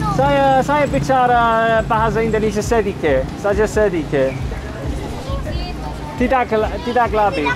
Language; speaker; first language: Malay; non-native, learner; English